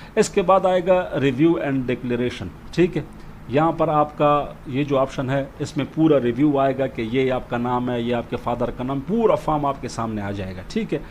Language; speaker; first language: Urdu; native; Urdu